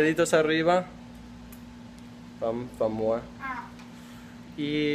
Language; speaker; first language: Spanish; early bilingual, other home language; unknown